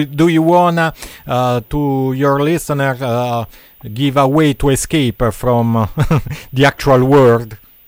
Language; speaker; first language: English; non-native, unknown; Italian